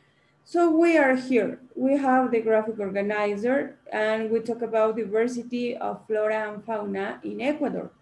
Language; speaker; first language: English; non-native, learner; Spanish